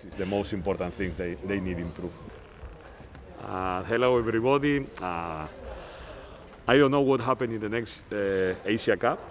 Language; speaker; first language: English; non-native, learner; Spanish